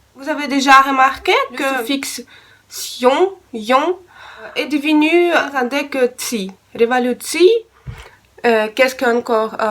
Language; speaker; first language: French; non-native, learner; Russian